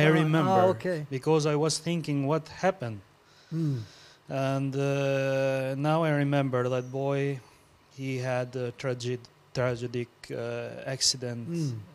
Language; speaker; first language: English; non-native, learner; Albanian